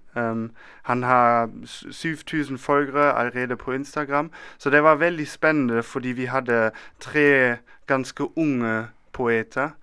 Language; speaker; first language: Norwegian; non-native, fluent; German